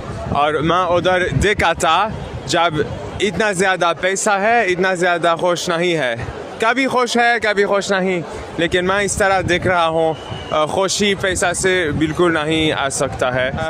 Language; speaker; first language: Hindi; non-native, learner; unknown